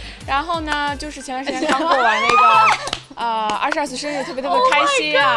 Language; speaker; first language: Chinese; native; Chinese